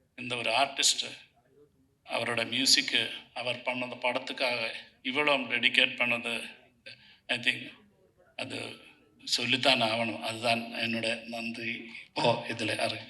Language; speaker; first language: Tamil; non-native, learner; Malayalam